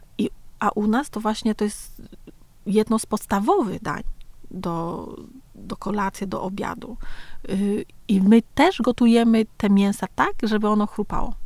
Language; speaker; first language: Polish; early bilingual, other home language; Vietnamese